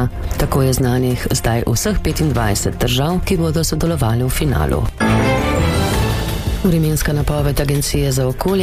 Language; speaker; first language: Slovenian; native; Slovenian